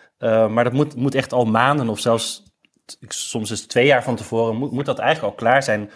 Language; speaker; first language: Dutch; native; Dutch